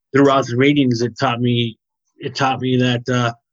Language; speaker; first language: English; native; English